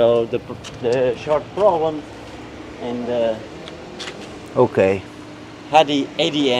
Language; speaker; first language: English; non-native, learner; Portuguese